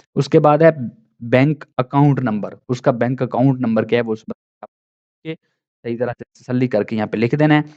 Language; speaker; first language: Urdu; non-native, local second language; Punjabi